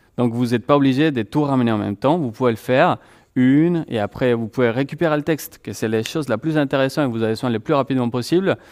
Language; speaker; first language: French; non-native, fluent; Spanish